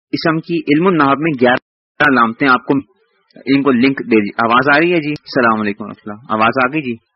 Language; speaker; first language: Urdu; native; Urdu